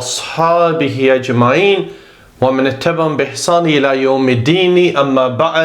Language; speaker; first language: Arabic; non-native, fluent; English